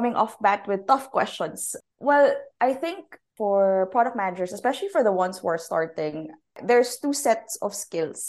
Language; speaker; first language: English; non-native, local second language; Filipino